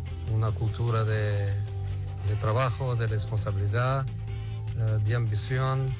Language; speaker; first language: Spanish; non-native, fluent; Portuguese